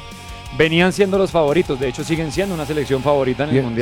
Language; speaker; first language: Spanish; native; Spanish